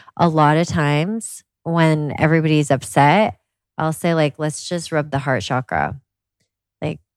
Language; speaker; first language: English; native; English